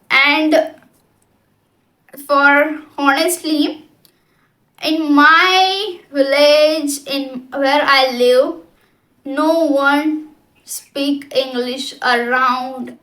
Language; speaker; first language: English; non-native, local second language; Hindi